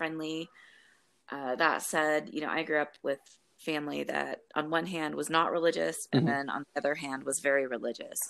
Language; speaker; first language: English; native; English